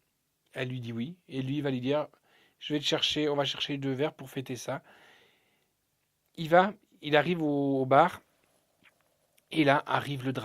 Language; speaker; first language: French; native; French